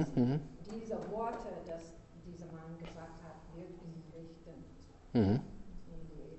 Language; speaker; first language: German; non-native, learner; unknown